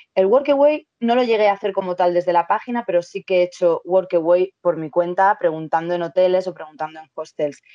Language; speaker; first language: Spanish; native; Spanish